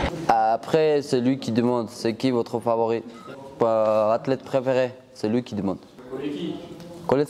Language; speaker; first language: French; non-native, learner; Georgian